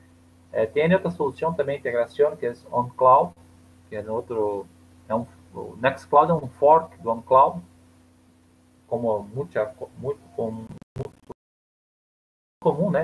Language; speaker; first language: Spanish; non-native, learner; Portuguese